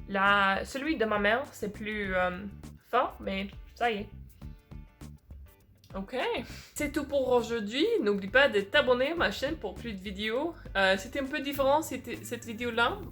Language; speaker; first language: French; non-native, fluent; English